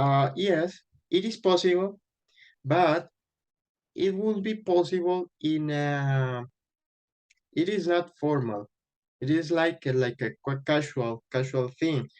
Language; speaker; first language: English; non-native, fluent; Spanish